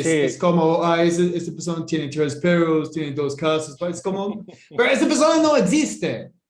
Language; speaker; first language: Spanish; non-native, fluent; English